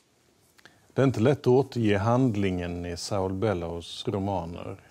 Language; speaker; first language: Swedish; native; Swedish